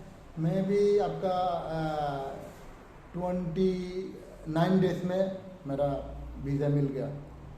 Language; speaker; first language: Hindi; non-native, learner; Bangla